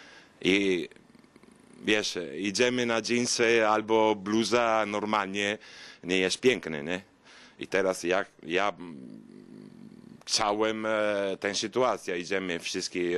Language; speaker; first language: Polish; non-native, learner; Italian